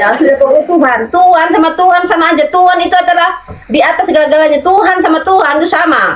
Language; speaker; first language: Indonesian; native; Indonesian